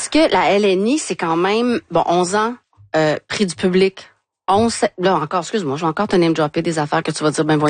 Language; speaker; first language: French; native; French